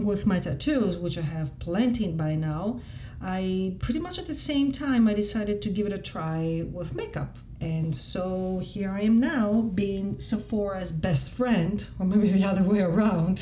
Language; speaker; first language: English; non-native, fluent; Greek